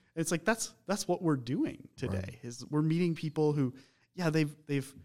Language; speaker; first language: English; native; English